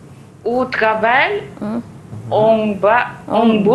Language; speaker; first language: French; non-native, learner; Malay